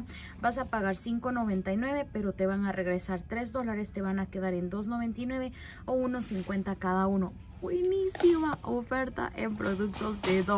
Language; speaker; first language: Spanish; native; Spanish